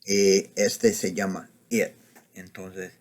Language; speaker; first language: Spanish; non-native, fluent; English